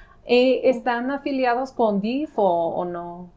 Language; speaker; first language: Spanish; non-native, fluent; English